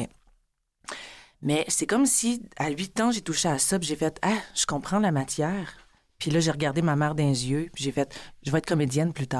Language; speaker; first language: French; native; French